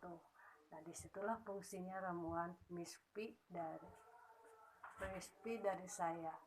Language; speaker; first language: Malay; non-native, local second language; Sundanese